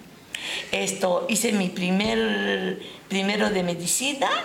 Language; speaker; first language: Spanish; non-native, local second language; Japanese